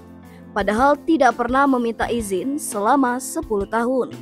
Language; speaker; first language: Indonesian; native; Indonesian